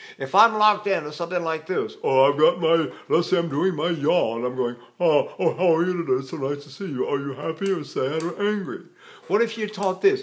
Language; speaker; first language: English; native; English